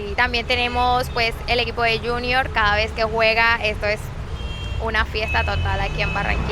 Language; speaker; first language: Spanish; native; Spanish